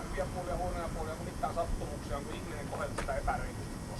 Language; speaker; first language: Finnish; native; Finnish